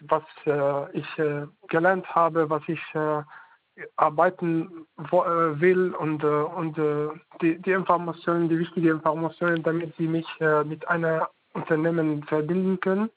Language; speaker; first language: German; non-native, learner; Arabic